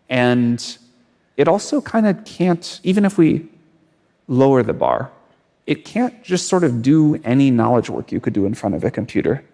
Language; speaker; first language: English; native; English